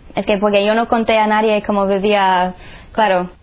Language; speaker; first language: Spanish; non-native, fluent; English